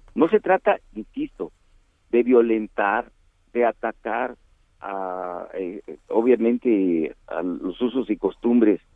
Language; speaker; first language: Spanish; native; Spanish